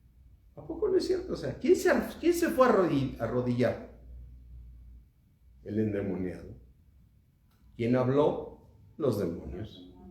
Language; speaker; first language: Spanish; native; Spanish